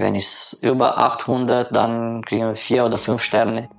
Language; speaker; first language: German; non-native, learner; Romanian